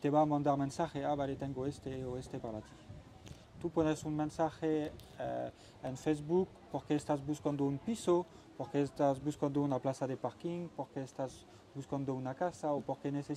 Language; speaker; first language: Spanish; non-native, learner; French